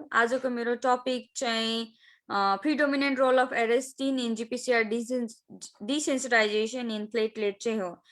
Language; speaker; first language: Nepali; non-native, local second language; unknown